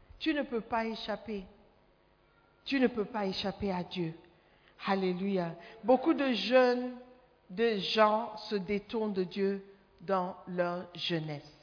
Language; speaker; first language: French; non-native, fluent; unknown